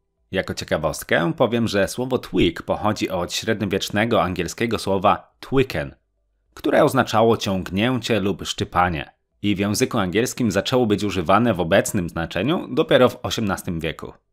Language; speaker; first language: Polish; native; Polish